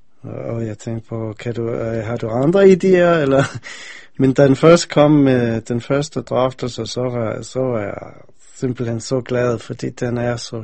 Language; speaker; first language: Danish; non-native, fluent; English